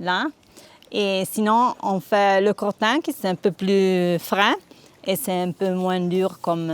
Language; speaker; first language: French; non-native, local second language; Italian